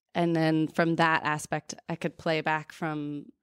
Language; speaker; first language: English; native; English